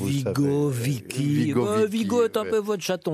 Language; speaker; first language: French; native; French